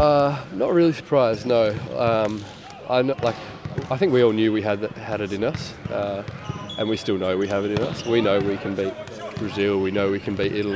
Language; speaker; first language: English; native; English